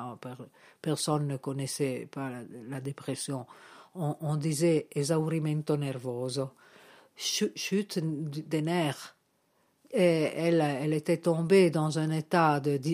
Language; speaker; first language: French; non-native, fluent; Italian